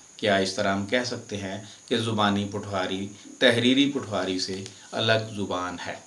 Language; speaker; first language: Urdu; non-native, local second language; Punjabi